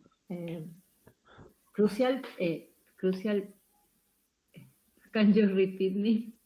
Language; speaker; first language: English; non-native, learner; Spanish